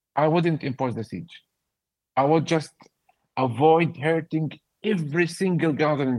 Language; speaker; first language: English; non-native, fluent; Arabic